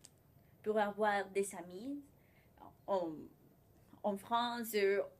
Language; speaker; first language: French; non-native, learner; Spanish